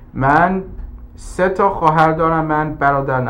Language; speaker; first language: Persian; early bilingual, heritage; English